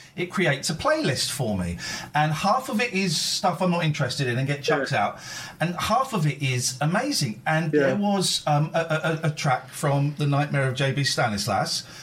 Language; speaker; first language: English; native; English